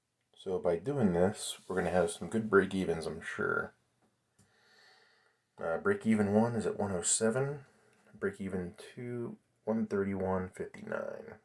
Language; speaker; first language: English; native; English